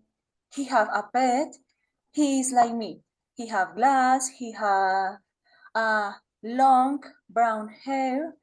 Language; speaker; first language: English; non-native, learner; Spanish